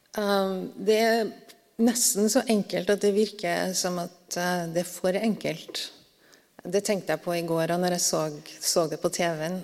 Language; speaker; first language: Norwegian; native; Norwegian